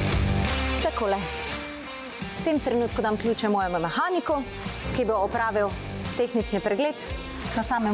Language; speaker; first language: Slovenian; native; Slovenian